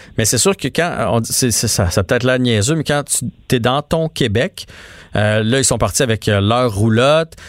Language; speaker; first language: French; native; French